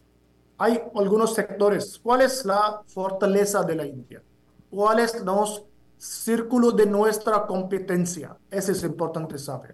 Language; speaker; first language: Spanish; non-native, fluent; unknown